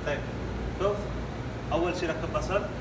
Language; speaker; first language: Arabic; non-native, learner; Urdu